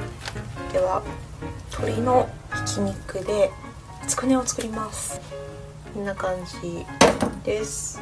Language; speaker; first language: Japanese; non-native, local second language; Chinese